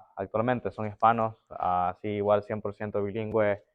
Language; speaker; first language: Spanish; early bilingual, other home language; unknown